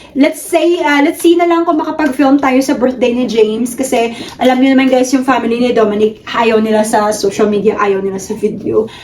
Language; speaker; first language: Filipino; non-native, local second language; Cebuano